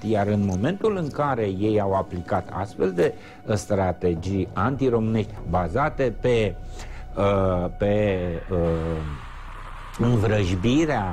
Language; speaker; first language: Romanian; native; Romanian